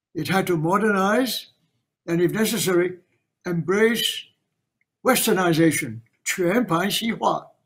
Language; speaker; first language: English; non-native, local second language; Chinese